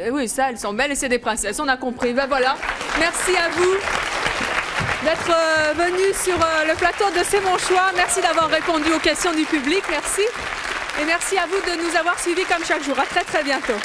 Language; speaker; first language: French; native; French